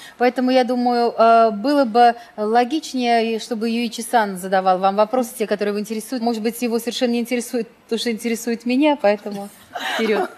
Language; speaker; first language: Russian; native; Russian